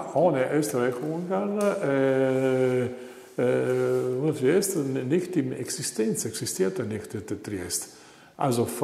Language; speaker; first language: German; non-native, learner; Italian